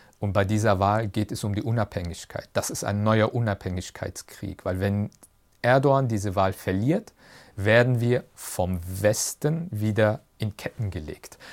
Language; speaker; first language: German; early bilingual, other home language; Turkish